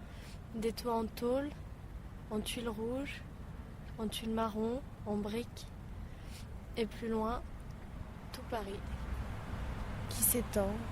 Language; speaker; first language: French; native; French